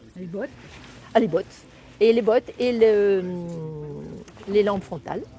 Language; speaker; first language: French; native; French